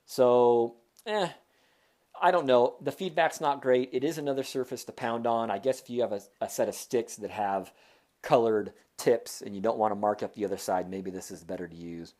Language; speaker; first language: English; native; English